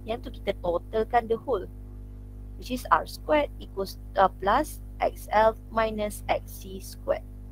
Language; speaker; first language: English; non-native, local second language; Malay